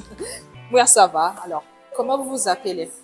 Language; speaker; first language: French; native; French